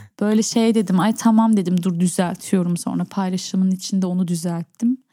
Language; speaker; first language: Turkish; early bilingual, heritage; Turkish